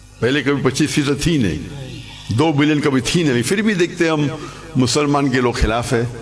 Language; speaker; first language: Urdu; non-native, local second language; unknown